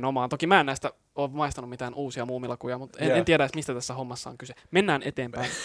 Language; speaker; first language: Finnish; native; Finnish